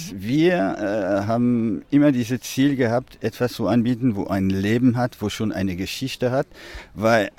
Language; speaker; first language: German; non-native, fluent; French